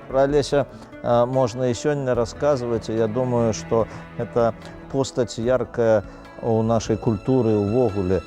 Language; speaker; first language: Belarusian; native; Belarusian